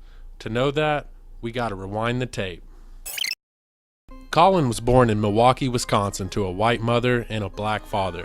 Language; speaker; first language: English; native; English